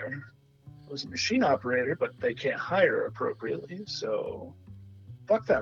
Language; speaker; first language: English; native; English